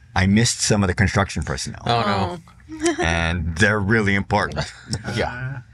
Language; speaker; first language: English; native; English